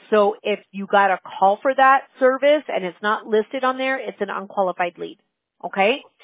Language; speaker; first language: English; early bilingual, other home language; Spanish